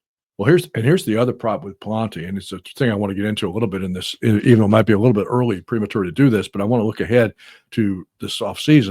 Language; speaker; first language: English; native; English